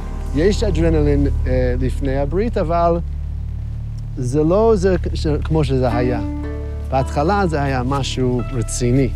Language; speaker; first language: Hebrew; non-native, fluent; English